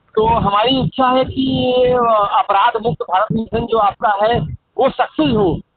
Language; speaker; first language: Hindi; native; Hindi